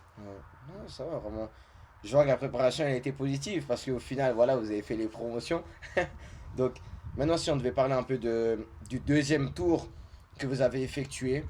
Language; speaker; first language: French; native; French